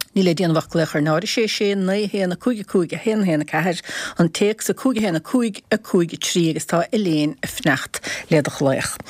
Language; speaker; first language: Irish; native; Irish